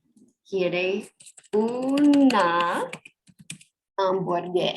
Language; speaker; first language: Spanish; non-native, fluent; English